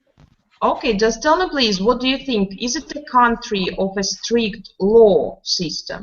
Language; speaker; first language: English; non-native, fluent; Russian